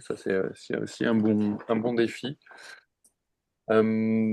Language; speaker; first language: French; native; French